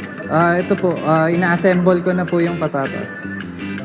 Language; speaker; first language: Filipino; native; Filipino